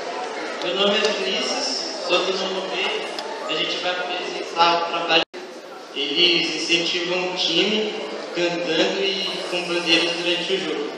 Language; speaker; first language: Portuguese; native; Portuguese